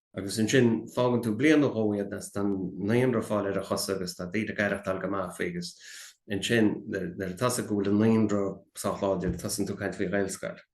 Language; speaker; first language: Irish; native; Irish